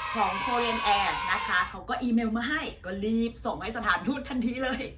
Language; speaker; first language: Thai; native; Thai